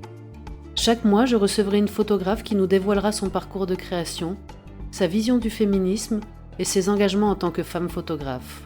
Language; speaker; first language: French; native; French